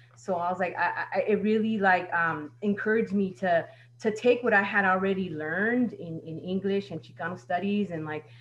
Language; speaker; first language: English; native; English